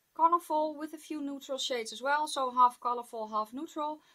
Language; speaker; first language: English; non-native, fluent; Dutch